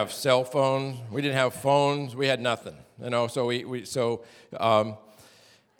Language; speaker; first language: English; native; English